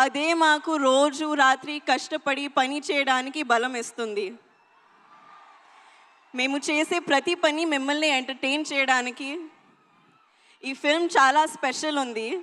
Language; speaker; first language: Telugu; non-native, learner; Hindi